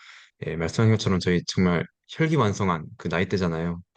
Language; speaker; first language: Korean; native; Korean